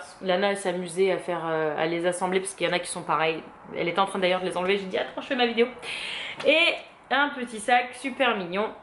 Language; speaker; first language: French; native; French